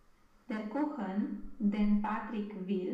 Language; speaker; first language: German; non-native, learner; Romanian